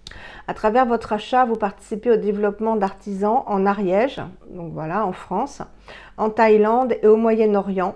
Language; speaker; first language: French; native; French